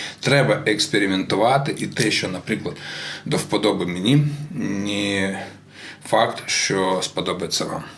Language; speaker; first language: Ukrainian; non-native, local second language; Russian